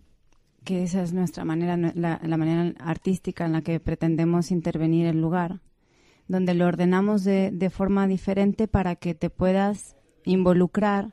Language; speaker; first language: Spanish; native; Spanish